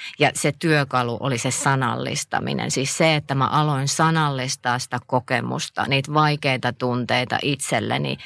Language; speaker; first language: Finnish; native; Finnish